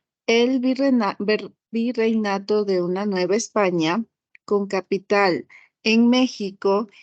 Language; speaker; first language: Spanish; native; Spanish